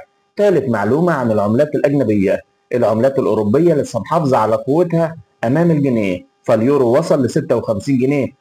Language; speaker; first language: Arabic; native; Arabic